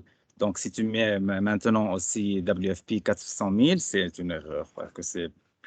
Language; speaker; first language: French; non-native, fluent; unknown